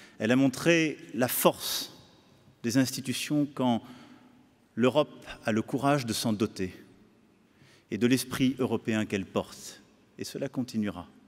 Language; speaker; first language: French; native; French